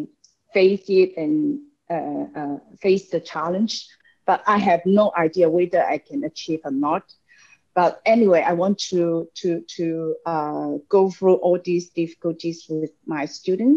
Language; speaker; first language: English; non-native, local second language; Cantonese